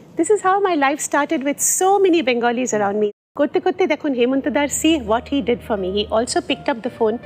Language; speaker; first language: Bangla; non-native, local second language; Tamil